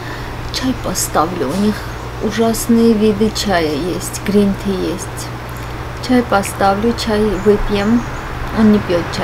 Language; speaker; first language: Russian; non-native, fluent; Armenian